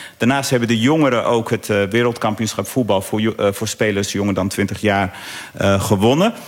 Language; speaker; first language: Dutch; early bilingual, other home language; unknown